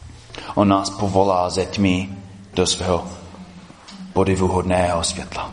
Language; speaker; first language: Czech; non-native, fluent; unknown